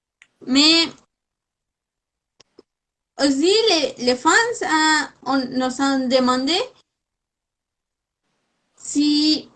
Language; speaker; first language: French; non-native, fluent; Spanish